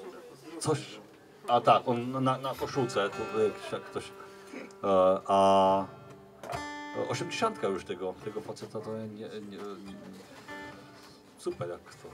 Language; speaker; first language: Polish; non-native, learner; Czech